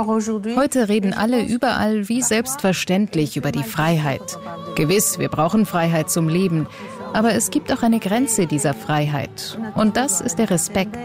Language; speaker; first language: German; non-native, fluent; Greek